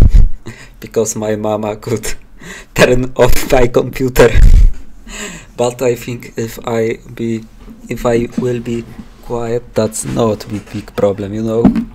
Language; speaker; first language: English; non-native, learner; Polish